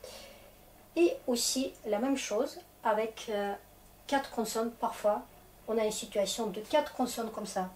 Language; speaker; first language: French; non-native, fluent; Russian